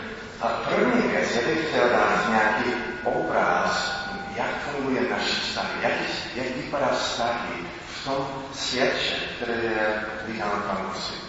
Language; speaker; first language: Czech; non-native, fluent; English